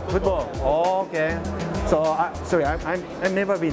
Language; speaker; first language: English; non-native, learner; Thai